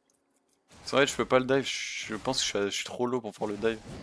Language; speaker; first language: French; native; French